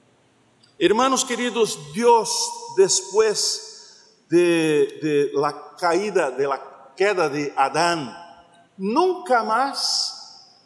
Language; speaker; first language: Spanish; non-native, learner; Portuguese